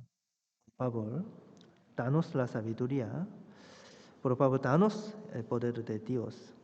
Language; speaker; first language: Spanish; non-native, fluent; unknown